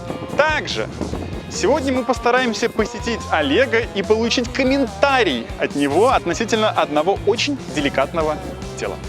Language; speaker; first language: Russian; native; Russian